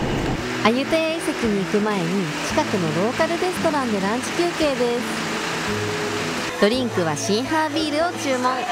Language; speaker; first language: Japanese; native; Japanese